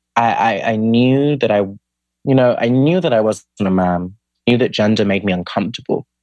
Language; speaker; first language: English; native; English